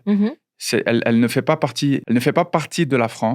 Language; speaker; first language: French; non-native, fluent; Portuguese